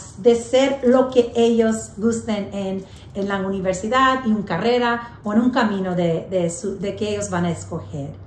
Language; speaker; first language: Spanish; early bilingual, heritage; English